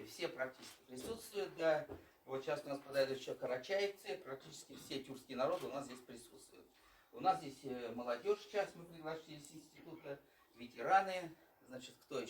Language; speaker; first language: Russian; native; Russian